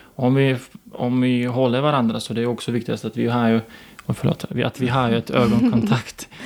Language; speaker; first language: Swedish; non-native, fluent; Ukrainian